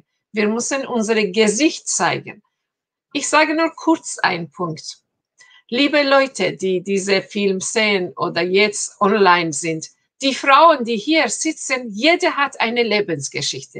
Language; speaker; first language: German; non-native, fluent; Persian